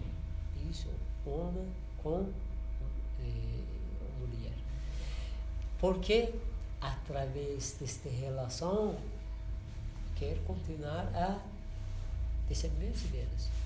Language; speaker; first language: Portuguese; non-native, learner; Persian